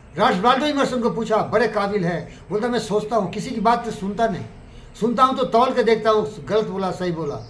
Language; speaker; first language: Hindi; native; Hindi